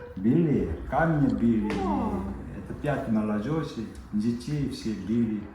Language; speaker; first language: Ukrainian; non-native, learner; Korean